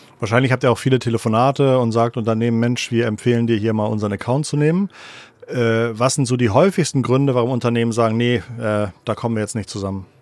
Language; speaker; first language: German; native; German